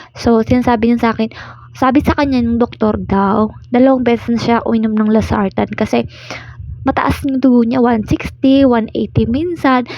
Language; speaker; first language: Filipino; non-native, local second language; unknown